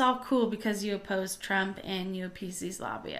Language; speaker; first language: English; native; English